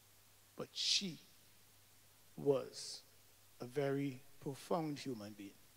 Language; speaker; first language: English; native; English